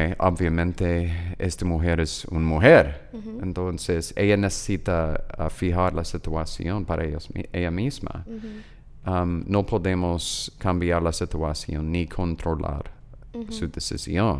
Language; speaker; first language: Spanish; non-native, learner; English